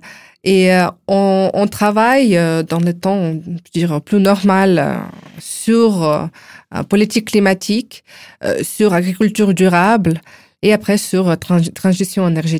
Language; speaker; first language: French; non-native, fluent; Ukrainian